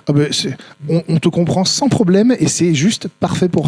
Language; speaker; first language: French; native; French